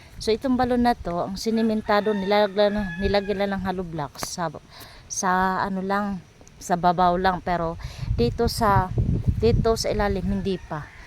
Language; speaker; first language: Filipino; non-native, local second language; Cebuano